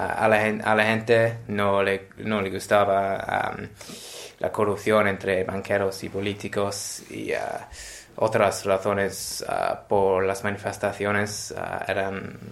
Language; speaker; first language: Spanish; non-native, learner; English